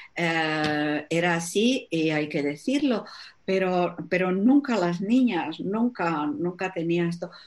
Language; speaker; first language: Spanish; non-native, fluent; Czech